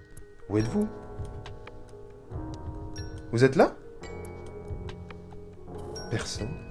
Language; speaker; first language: French; native; French